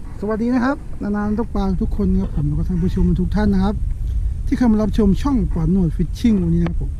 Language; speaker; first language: Thai; non-native, local second language; Northeastern Thai